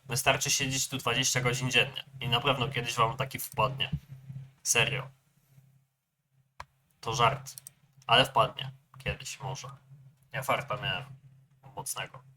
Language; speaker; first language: Polish; native; Polish